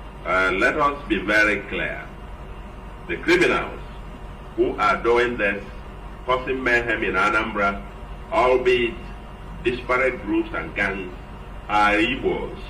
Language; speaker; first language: English; non-native, local second language; Igbo